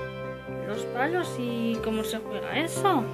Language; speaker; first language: Spanish; native; Spanish